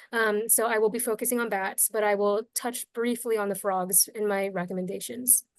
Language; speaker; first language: English; native; English